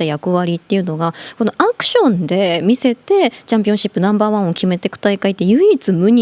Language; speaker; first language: Japanese; native; Japanese